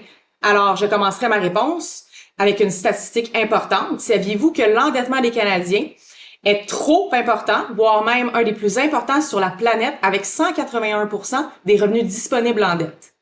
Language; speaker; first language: French; native; French